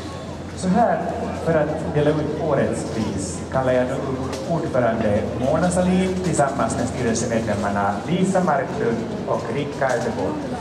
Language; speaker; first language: Swedish; native; Swedish